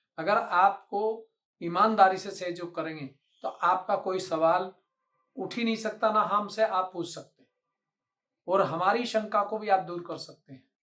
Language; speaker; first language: Hindi; native; Hindi